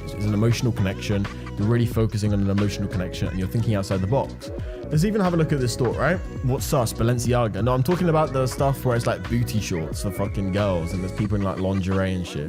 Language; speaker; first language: English; native; English